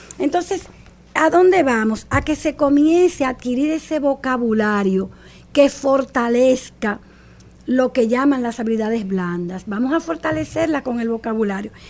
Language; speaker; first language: Spanish; native; Spanish